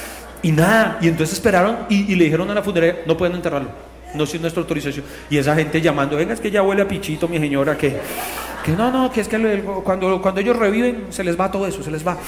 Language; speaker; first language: Spanish; native; Spanish